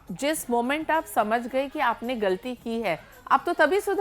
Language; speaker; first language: Hindi; native; Hindi